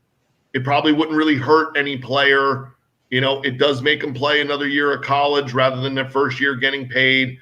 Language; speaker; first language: English; native; English